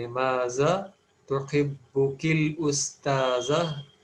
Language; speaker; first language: Arabic; non-native, fluent; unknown